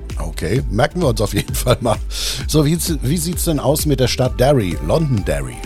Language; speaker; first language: German; native; German